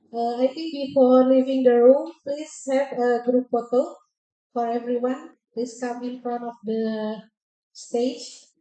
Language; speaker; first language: English; non-native, fluent; Indonesian